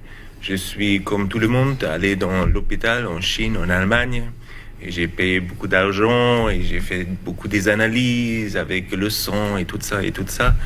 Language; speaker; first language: French; non-native, learner; German